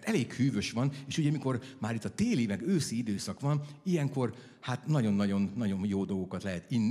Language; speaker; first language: Hungarian; native; Hungarian